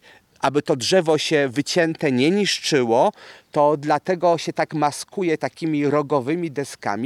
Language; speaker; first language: Polish; native; Polish